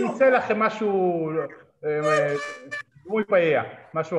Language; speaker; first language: Hebrew; native; Hebrew